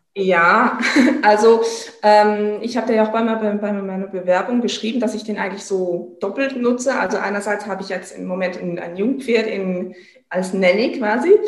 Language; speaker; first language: German; non-native, fluent; French